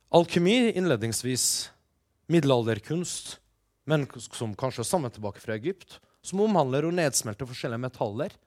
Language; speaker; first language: Norwegian; early bilingual, other home language; Persian